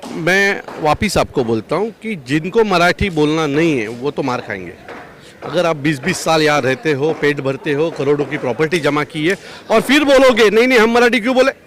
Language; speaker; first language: Hindi; non-native, local second language; Marathi